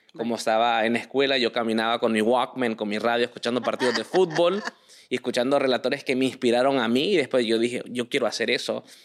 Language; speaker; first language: Spanish; early bilingual, heritage; Spanish